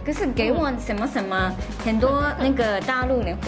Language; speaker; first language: Chinese; non-native, fluent; Japanese